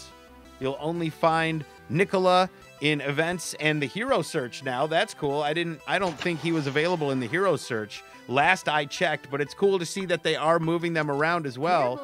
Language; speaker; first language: English; native; English